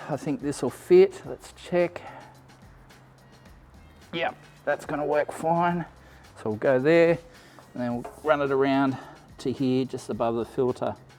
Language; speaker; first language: English; native; English